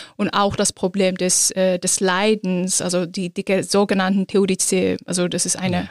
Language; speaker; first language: German; non-native, fluent; Azerbaijani